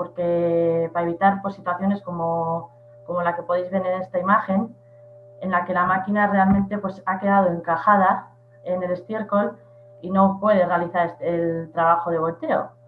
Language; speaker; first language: Spanish; native; Spanish